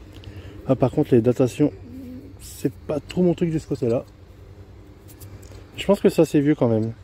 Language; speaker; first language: French; native; French